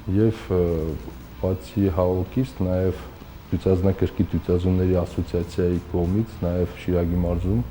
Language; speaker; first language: Armenian; native; Armenian